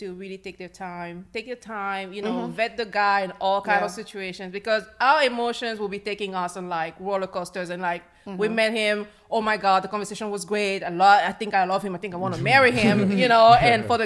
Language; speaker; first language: English; non-native, local second language; French